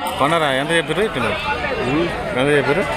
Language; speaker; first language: Telugu; native; Telugu